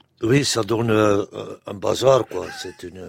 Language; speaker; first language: French; non-native, local second language; Dutch